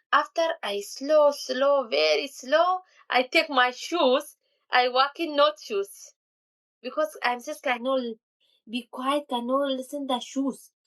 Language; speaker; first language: English; non-native, learner; Kurdish